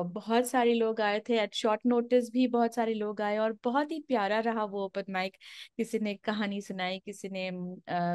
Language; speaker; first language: Hindi; non-native, local second language; Marathi